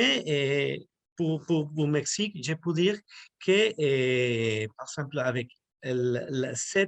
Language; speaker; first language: French; non-native, learner; Spanish